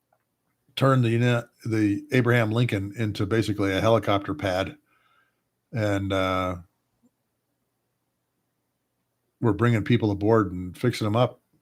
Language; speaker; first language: English; native; English